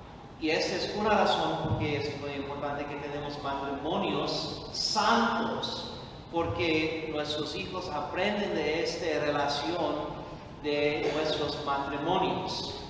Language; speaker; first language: Spanish; non-native, fluent; English